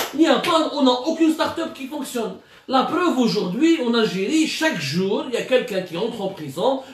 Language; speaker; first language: French; non-native, local second language; Arabic